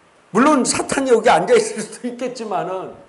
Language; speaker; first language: Korean; native; Korean